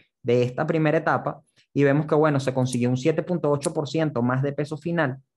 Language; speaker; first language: Spanish; native; Spanish